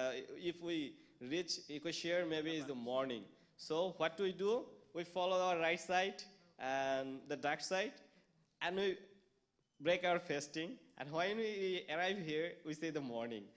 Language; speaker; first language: English; non-native, local second language; Bangla